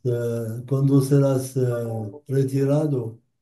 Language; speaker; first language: Spanish; non-native, learner; French